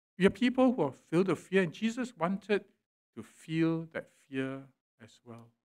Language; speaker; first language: English; native; English